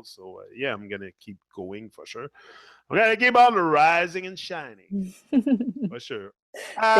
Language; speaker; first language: English; non-native, fluent; French